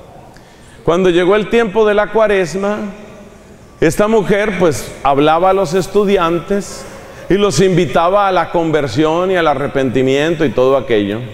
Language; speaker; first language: Spanish; native; Spanish